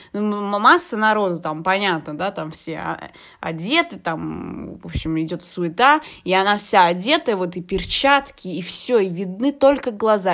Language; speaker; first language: Russian; early bilingual, heritage; Russian